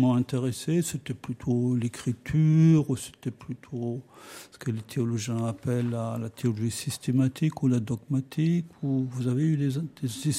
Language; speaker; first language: French; non-native, fluent; German